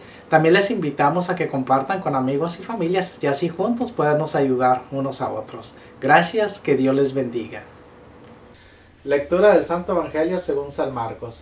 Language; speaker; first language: Spanish; native; Spanish